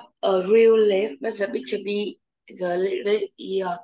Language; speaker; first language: English; non-native, learner; Vietnamese